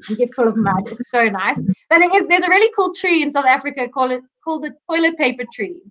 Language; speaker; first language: English; native; English